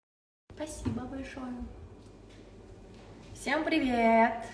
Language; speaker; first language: Russian; non-native, local second language; Kyrgyz